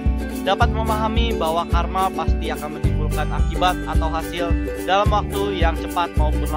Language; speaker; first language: Indonesian; native; Indonesian